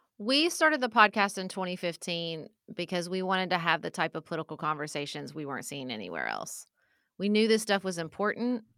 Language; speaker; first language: English; native; English